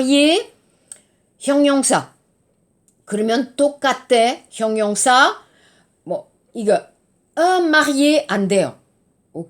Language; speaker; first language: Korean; non-native, learner; French